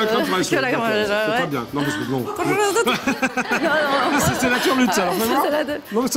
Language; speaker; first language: French; native; French